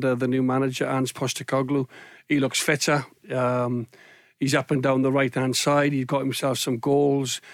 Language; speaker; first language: English; native; English